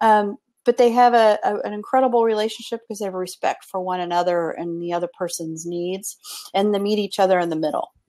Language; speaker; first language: English; native; English